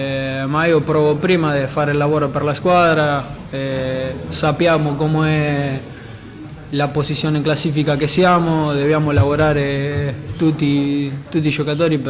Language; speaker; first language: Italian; non-native, fluent; Spanish